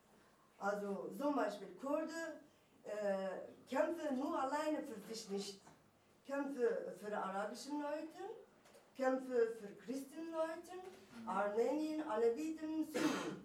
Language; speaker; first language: German; non-native, learner; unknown